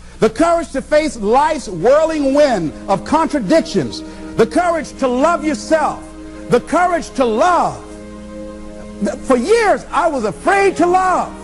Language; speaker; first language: English; native; English